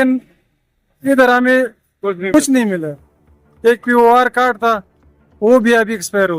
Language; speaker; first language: Hindi; non-native, local second language; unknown